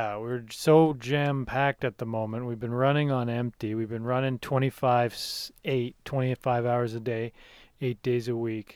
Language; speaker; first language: English; native; English